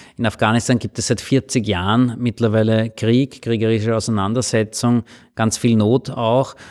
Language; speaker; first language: German; native; German